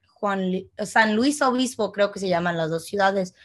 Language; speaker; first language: Spanish; early bilingual, heritage; Spanish